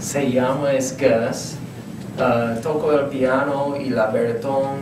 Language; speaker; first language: Spanish; non-native, learner; English